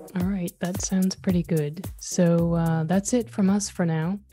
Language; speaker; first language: English; native; English